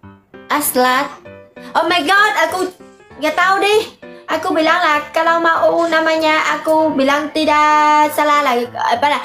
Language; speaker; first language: Indonesian; non-native, learner; Vietnamese